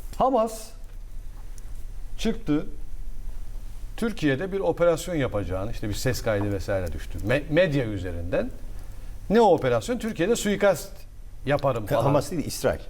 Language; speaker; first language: Turkish; native; Turkish